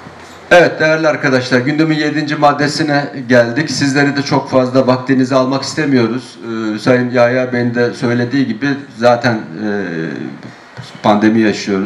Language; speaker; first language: Turkish; native; Turkish